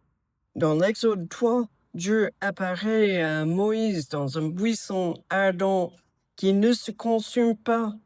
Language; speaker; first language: French; non-native, fluent; English